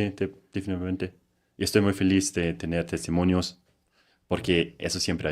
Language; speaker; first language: Spanish; non-native, fluent; German